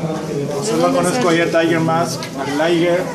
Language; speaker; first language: Spanish; native; Spanish